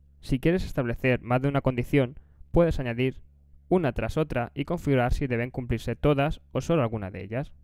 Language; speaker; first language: Spanish; native; Spanish